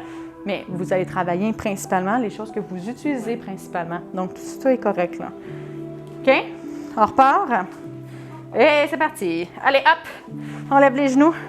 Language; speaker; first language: French; native; French